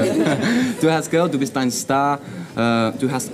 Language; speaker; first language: German; non-native, learner; English